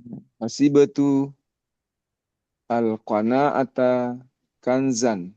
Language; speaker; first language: Arabic; non-native, learner; Indonesian